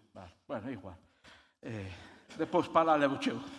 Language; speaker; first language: Galician; native; Galician